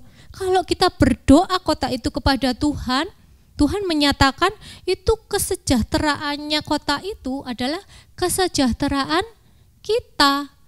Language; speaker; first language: Indonesian; native; Indonesian